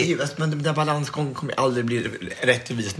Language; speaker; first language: Swedish; native; Swedish